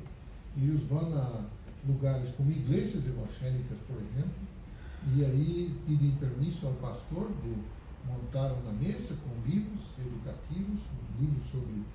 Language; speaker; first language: Spanish; non-native, fluent; Portuguese